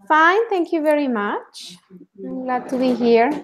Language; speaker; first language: English; non-native, fluent; Spanish